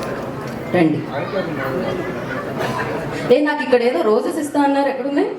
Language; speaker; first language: Telugu; native; Telugu